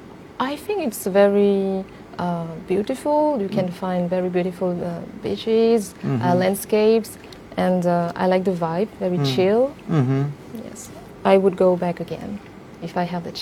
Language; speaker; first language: English; non-native, fluent; French